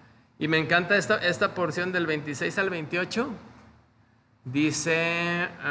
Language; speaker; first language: Spanish; native; Spanish